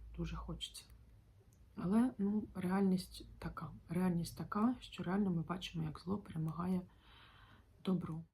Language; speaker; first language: Ukrainian; native; Ukrainian